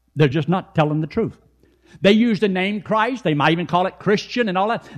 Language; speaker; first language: English; native; English